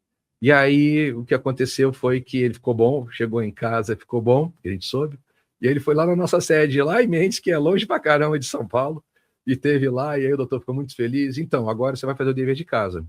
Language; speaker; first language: Portuguese; native; Portuguese